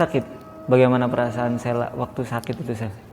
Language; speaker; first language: Indonesian; native; Indonesian